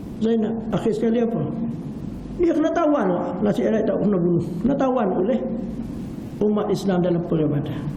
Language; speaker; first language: Malay; early bilingual, heritage; Malay